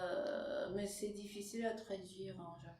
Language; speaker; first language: French; non-native, fluent; Japanese